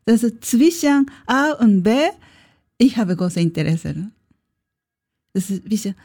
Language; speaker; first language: German; non-native, learner; Japanese